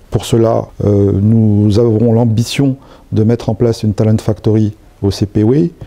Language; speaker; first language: French; non-native, local second language; Arabic